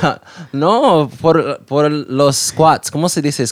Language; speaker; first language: Spanish; non-native, learner; English